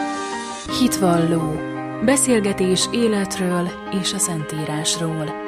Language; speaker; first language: Hungarian; native; Hungarian